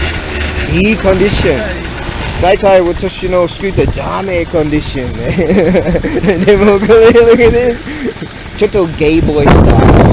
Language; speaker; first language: Japanese; non-native, learner; English